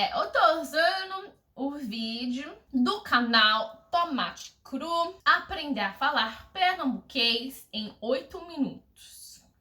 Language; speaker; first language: Portuguese; non-native, fluent; English